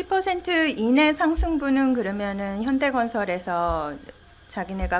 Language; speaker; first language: Korean; native; Korean